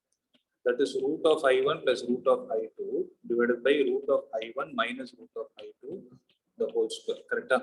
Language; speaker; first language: English; non-native, local second language; Tamil